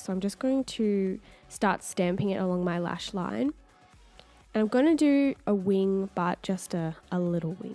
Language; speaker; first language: English; native; English